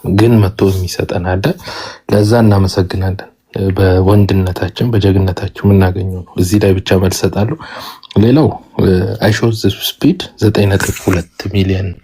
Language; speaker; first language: Amharic; native; Amharic